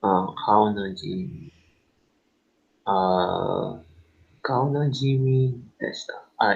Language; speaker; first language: Japanese; non-native, learner; English